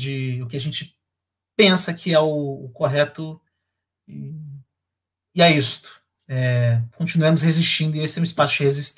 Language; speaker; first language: Portuguese; native; Portuguese